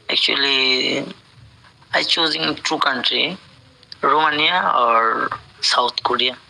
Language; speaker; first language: English; non-native, learner; Bangla